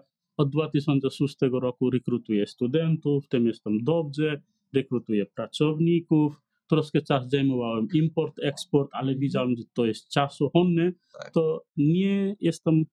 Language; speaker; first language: Polish; non-native, learner; Nepali